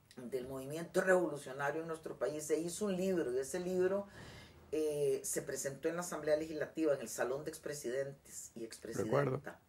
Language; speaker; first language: Spanish; native; Spanish